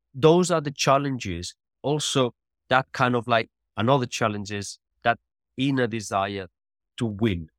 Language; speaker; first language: English; non-native, fluent; Spanish